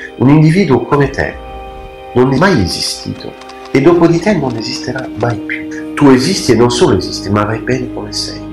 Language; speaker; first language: Italian; non-native, fluent; French